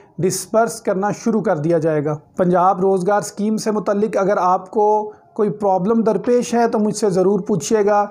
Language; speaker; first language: Urdu; native; Urdu